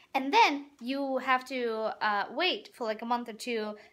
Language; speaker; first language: English; non-native, fluent; Russian